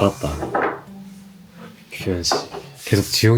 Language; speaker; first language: Korean; native; Korean